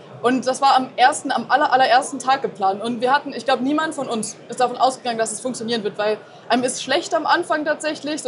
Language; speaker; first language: German; native; German